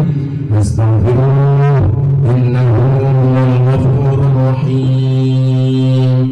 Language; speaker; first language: Indonesian; native; Indonesian